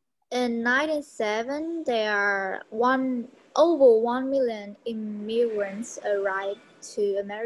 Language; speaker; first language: English; non-native, learner; Vietnamese